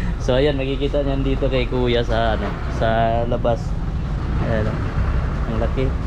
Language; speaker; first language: Filipino; non-native, local second language; Cebuano